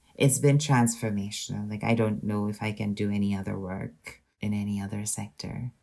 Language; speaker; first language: English; non-native, local second language; Hindi